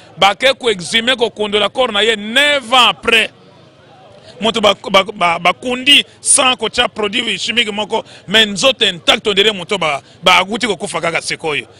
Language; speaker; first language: Lingala; native; Lingala